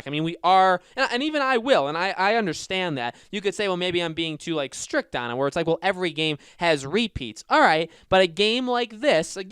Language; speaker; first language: English; native; English